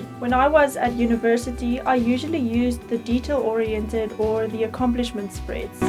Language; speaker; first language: English; native; English